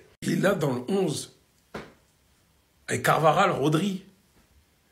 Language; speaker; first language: French; native; French